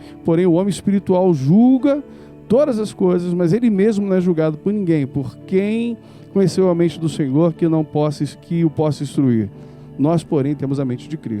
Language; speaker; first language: Portuguese; native; Portuguese